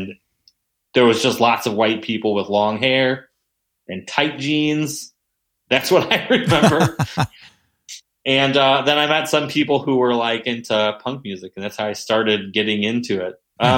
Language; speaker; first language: English; native; English